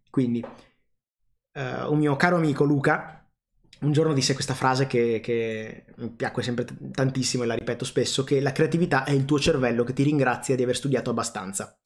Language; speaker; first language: Italian; native; Italian